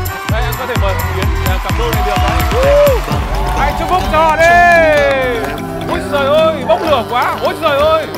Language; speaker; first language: Vietnamese; native; Vietnamese